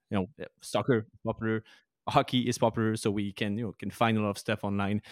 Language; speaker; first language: English; non-native, fluent; French